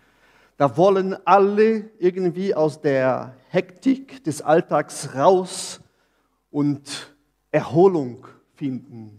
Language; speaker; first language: German; non-native, fluent; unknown